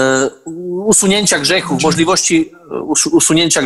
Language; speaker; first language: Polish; non-native, learner; Slovak